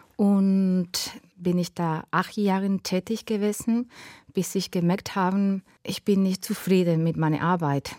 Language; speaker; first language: German; non-native, fluent; Spanish